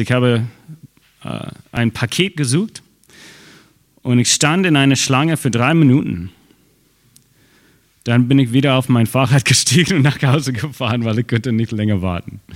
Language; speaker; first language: German; non-native, fluent; English